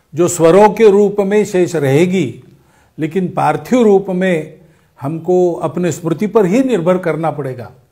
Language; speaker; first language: Hindi; non-native, local second language; Marathi